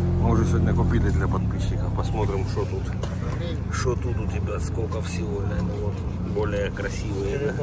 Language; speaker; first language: Russian; native; Russian